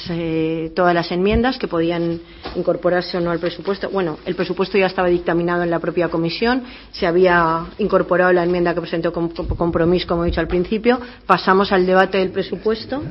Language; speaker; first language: Spanish; native; Spanish